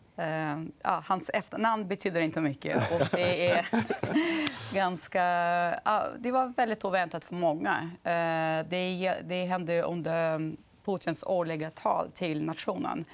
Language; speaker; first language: Swedish; non-native, fluent; Russian